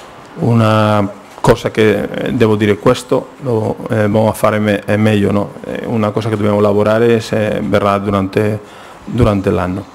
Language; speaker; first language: Italian; non-native, fluent; Spanish